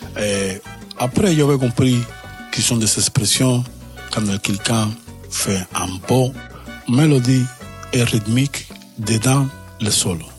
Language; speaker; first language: French; non-native, learner; Spanish